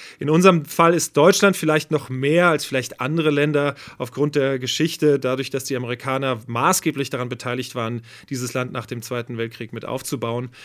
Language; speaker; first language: German; native; German